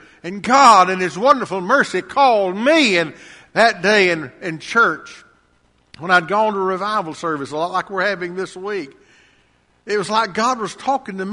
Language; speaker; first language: English; native; English